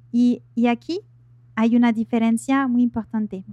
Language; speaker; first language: Spanish; non-native, fluent; French